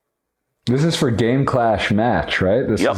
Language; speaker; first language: English; native; English